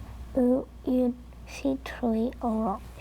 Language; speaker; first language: French; non-native, local second language; English